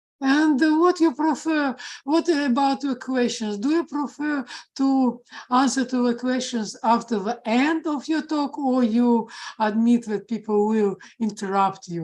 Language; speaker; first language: English; non-native, fluent; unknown